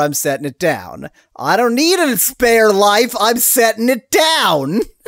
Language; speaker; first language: English; native; English